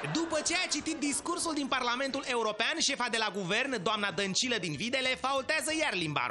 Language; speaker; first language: Romanian; native; Romanian